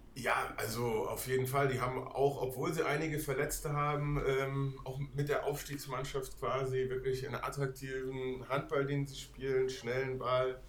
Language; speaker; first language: German; non-native, fluent; Danish